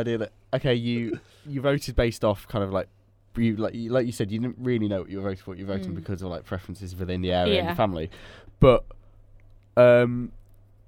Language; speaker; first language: English; native; English